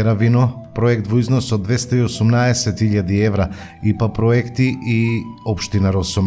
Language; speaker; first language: Macedonian; native; Macedonian